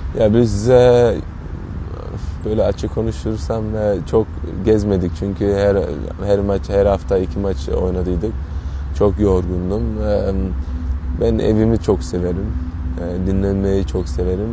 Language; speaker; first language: Turkish; early bilingual, heritage; Turkish